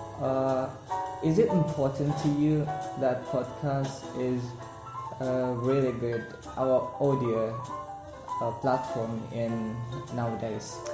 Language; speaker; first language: English; non-native, learner; Indonesian